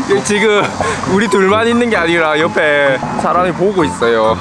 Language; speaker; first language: Korean; native; Korean